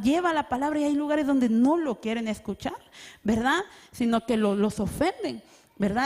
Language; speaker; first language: Spanish; native; Spanish